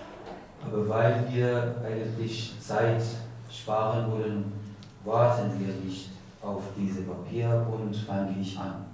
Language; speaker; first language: German; non-native, learner; Persian